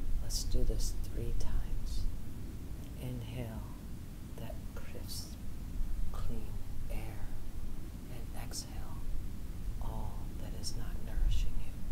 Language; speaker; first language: English; native; English